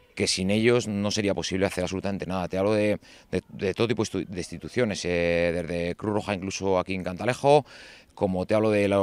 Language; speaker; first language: Spanish; native; Spanish